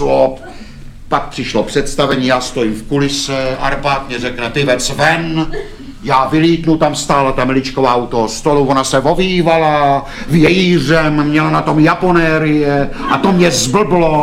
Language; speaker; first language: Czech; native; Czech